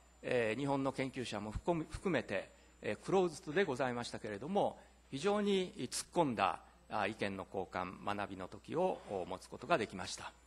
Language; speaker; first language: Japanese; native; Japanese